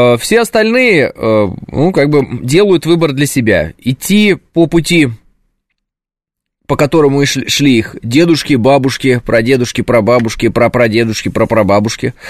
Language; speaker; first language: Russian; native; Russian